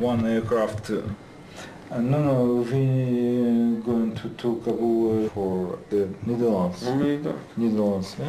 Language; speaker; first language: English; non-native, learner; Russian